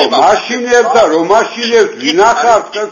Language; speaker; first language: Georgian; native; Georgian